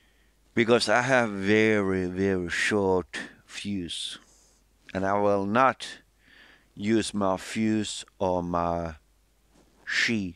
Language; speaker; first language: English; non-native, fluent; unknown